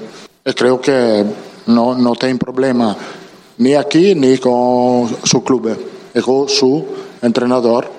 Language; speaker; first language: Portuguese; non-native, learner; Italian